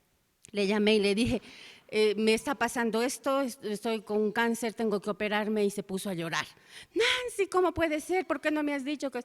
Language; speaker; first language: Spanish; native; Spanish